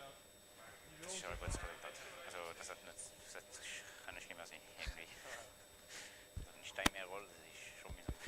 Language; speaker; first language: German; non-native, fluent; French